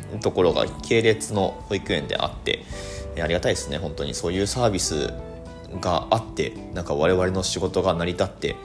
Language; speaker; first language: Japanese; native; Japanese